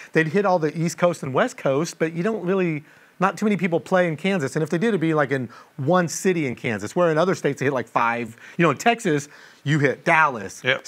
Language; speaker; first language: English; native; English